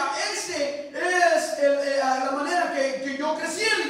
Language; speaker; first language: Spanish; early bilingual, heritage; Spanish